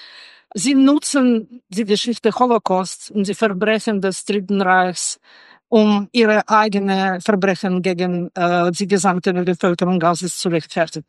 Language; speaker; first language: German; non-native, fluent; Russian